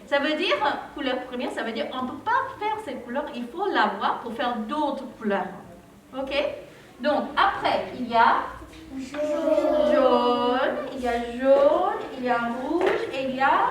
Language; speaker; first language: French; non-native, fluent; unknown